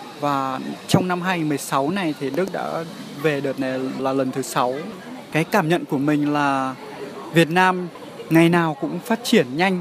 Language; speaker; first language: Vietnamese; early bilingual, heritage; Vietnamese